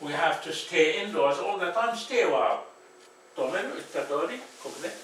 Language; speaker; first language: Japanese; non-native, fluent; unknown